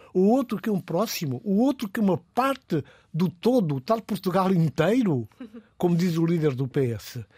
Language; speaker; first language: Portuguese; non-native, local second language; Upper Guinea Crioulo